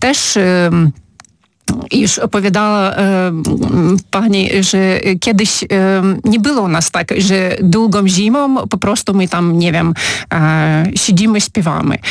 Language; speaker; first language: Polish; non-native, fluent; Ukrainian